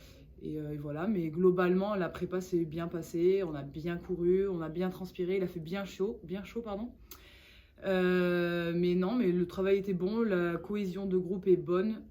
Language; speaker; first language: French; native; French